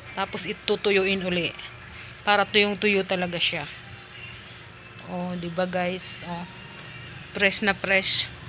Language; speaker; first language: Filipino; non-native, local second language; Bikol